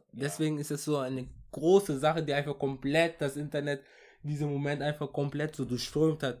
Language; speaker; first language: German; early bilingual, other home language; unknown